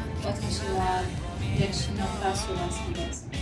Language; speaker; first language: Japanese; non-native, learner; English